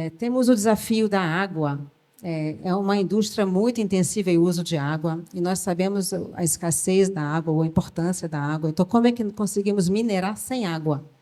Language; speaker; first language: Portuguese; early bilingual, other home language; French